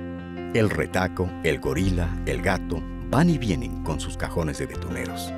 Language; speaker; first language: Spanish; native; Spanish